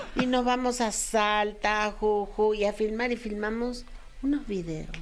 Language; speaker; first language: Spanish; native; Spanish